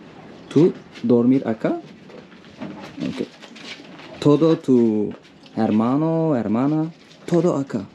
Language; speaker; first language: Spanish; non-native, learner; Turkish